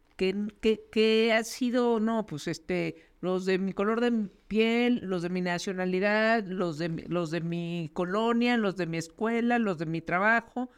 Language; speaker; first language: Spanish; native; Spanish